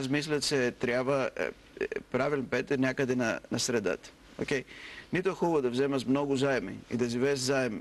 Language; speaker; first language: Bulgarian; non-native, fluent; Greek